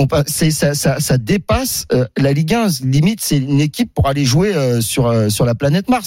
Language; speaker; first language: French; native; French